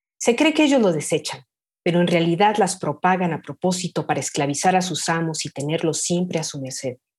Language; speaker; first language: Spanish; native; Spanish